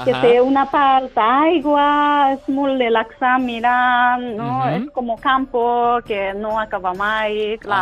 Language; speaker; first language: Catalan; non-native, learner; Japanese